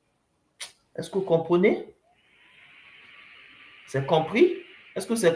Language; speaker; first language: French; non-native, fluent; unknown